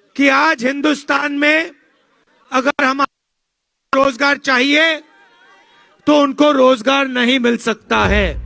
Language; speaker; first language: Hindi; native; Hindi